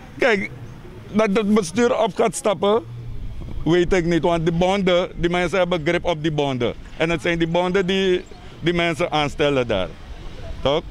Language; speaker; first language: Dutch; native; Dutch